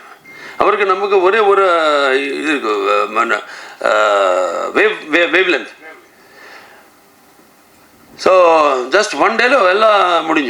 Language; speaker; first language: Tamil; non-native, learner; Telugu